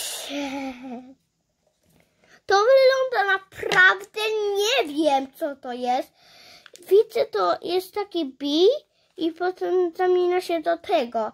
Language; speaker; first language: Polish; early bilingual, heritage; English